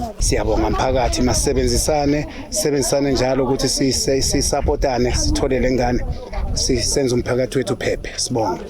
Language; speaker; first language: Zulu; native; Zulu